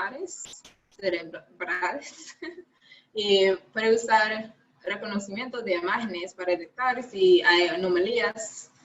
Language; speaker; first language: Spanish; non-native, learner; English